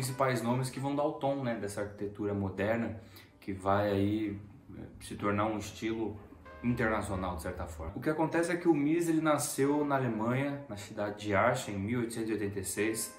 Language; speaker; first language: Portuguese; native; Portuguese